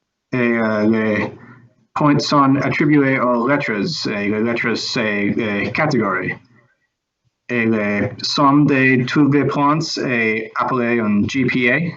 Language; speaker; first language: French; non-native, learner; English